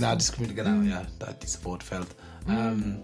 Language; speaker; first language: German; non-native, fluent; English